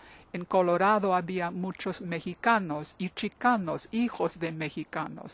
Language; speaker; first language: Spanish; non-native, fluent; English